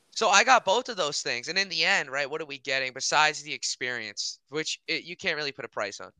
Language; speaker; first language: English; early bilingual, other home language; Hindi